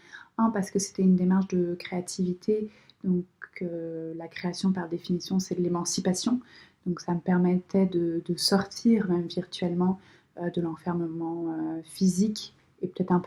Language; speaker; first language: French; native; French